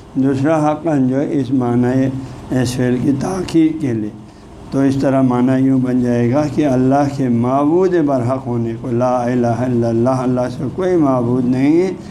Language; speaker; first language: Urdu; non-native, local second language; Balti